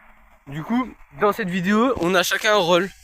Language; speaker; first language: French; native; French